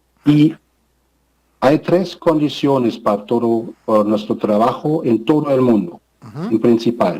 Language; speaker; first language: Spanish; non-native, fluent; German